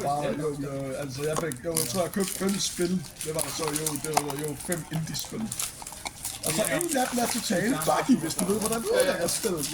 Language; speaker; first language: Danish; native; Danish